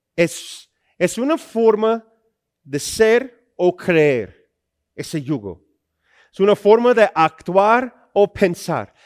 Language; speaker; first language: Spanish; non-native, fluent; English